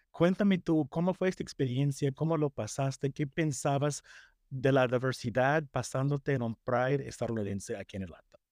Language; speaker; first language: Spanish; non-native, fluent; English